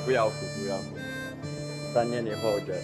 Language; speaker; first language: Chinese; non-native, learner; Italian